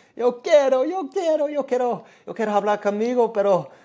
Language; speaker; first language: Spanish; non-native, learner; English